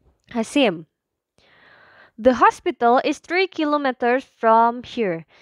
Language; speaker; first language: English; non-native, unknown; Indonesian